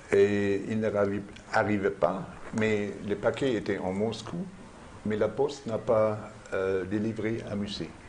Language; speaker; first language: French; non-native, learner; German